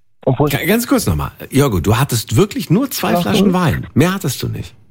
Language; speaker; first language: German; native; German